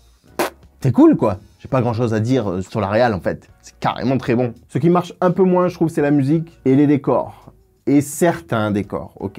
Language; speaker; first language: French; native; French